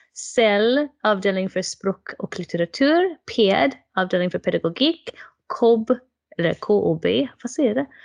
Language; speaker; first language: Swedish; non-native, fluent; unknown